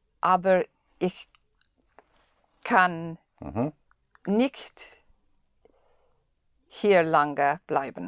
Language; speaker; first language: German; non-native, learner; English